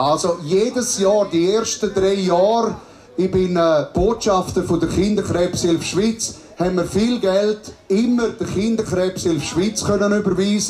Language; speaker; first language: German; native; German